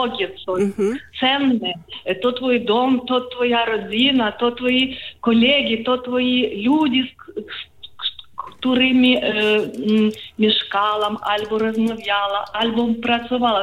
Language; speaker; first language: Polish; non-native, learner; Ukrainian